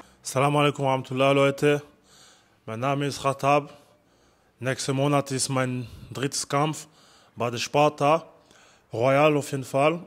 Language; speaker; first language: German; non-native, learner; French